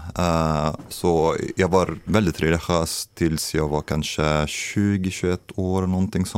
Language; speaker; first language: Swedish; non-native, fluent; Arabic